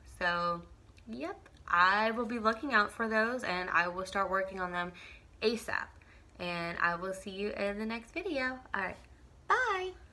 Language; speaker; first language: English; native; English